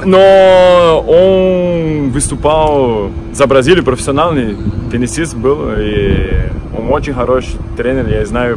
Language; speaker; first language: Russian; non-native, fluent; Portuguese